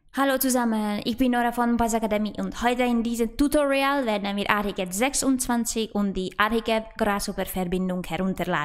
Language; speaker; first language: German; non-native, fluent; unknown